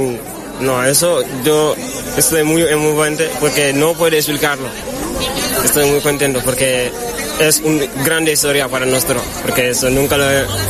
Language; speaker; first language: Spanish; non-native, learner; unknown